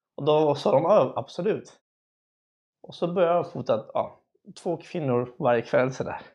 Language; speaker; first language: Swedish; early bilingual, other home language; Spanish